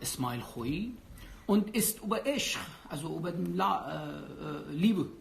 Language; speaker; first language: German; non-native, learner; Persian